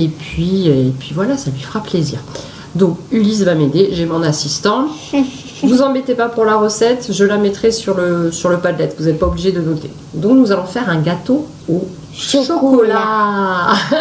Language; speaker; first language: French; native; French